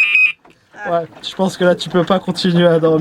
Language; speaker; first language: French; native; French